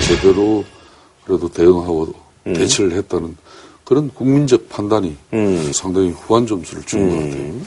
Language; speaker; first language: Korean; native; Korean